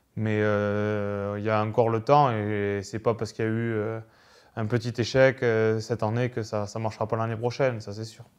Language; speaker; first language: French; native; French